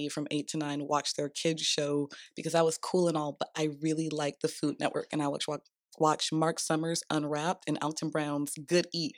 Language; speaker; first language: English; native; English